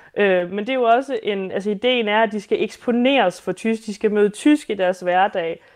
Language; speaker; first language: Danish; native; Danish